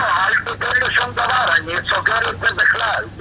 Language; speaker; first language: Hebrew; non-native, learner; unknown